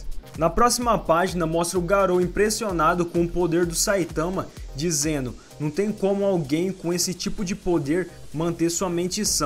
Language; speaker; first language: Portuguese; native; Portuguese